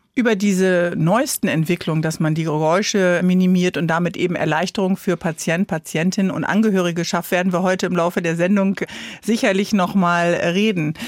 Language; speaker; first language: German; native; German